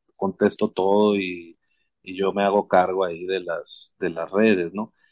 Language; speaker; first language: Spanish; native; Spanish